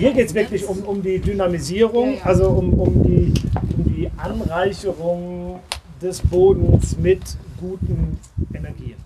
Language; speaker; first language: German; native; German